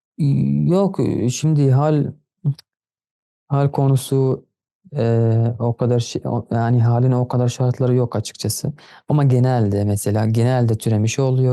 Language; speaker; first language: Turkish; non-native, fluent; Arabic